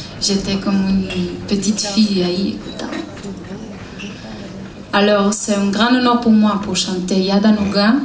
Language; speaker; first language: French; non-native, learner; Hebrew